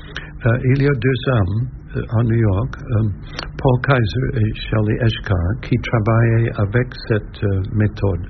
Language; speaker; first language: French; non-native, learner; English